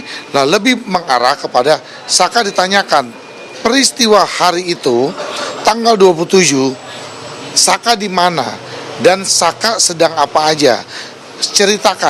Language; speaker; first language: Indonesian; native; Indonesian